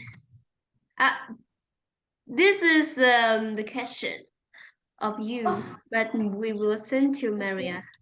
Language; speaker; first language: English; non-native, fluent; Vietnamese